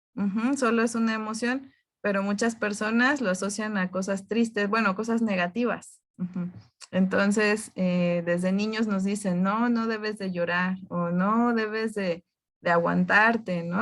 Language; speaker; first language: Spanish; native; Spanish